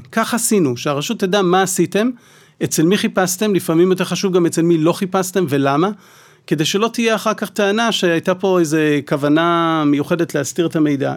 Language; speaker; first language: Hebrew; native; Hebrew